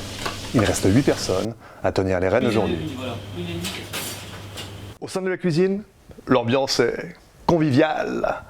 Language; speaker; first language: French; native; French